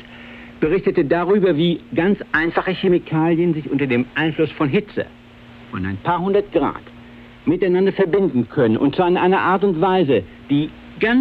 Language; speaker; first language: German; native; German